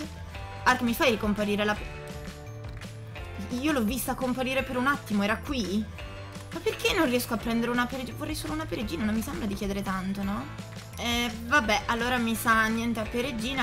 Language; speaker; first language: Italian; native; Italian